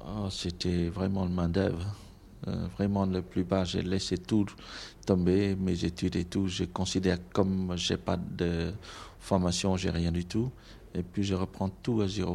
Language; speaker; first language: French; non-native, local second language; Khmer